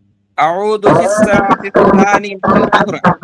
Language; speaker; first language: Arabic; non-native, learner; Bangla